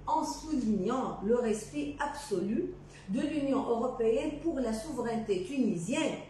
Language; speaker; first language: French; non-native, local second language; Arabic